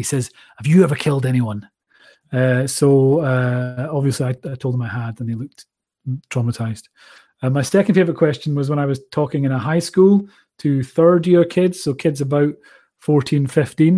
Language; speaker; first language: English; native; English